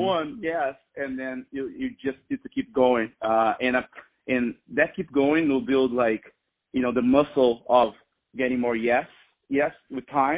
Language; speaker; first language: English; non-native, fluent; Portuguese